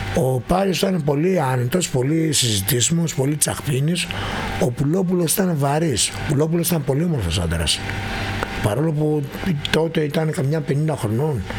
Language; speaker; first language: Greek; native; Greek